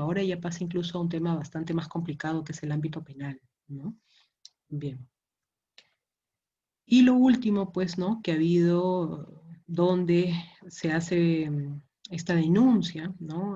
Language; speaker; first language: Spanish; native; Spanish